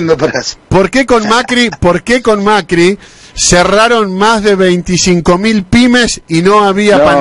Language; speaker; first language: Spanish; native; Spanish